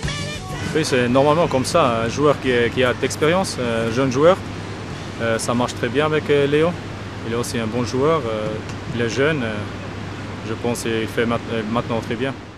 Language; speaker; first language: French; non-native, learner; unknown